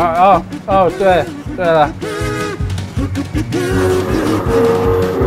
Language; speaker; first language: Chinese; non-native, fluent; English